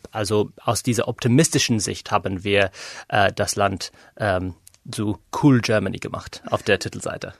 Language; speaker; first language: German; non-native, fluent; English